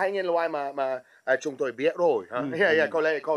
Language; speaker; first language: Vietnamese; non-native, fluent; English